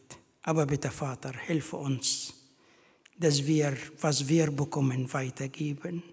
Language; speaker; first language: German; non-native, fluent; Arabic